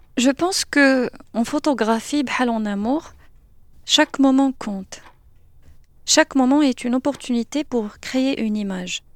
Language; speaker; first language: French; non-native, local second language; Arabic